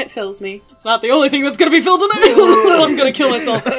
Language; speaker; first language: English; native; English